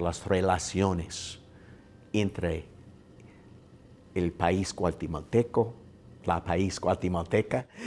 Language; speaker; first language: Spanish; non-native, learner; English